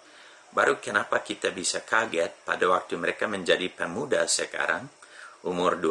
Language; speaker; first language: Indonesian; non-native, fluent; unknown